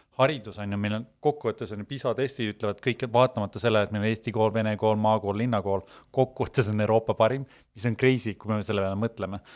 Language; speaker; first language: Estonian; native; Estonian